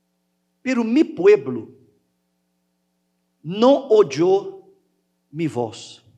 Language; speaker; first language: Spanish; non-native, learner; Portuguese